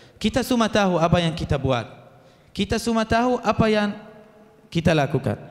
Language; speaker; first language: Malay; non-native, fluent; Arabic